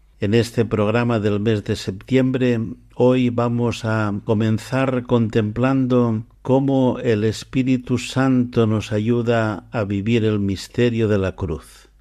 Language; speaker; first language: Spanish; native; Spanish